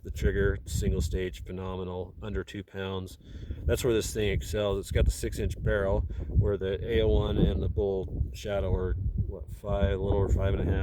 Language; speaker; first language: English; native; English